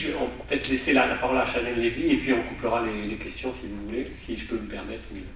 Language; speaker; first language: French; native; French